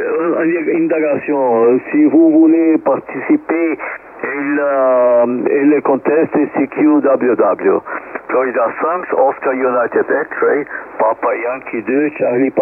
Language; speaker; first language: French; non-native, learner; Portuguese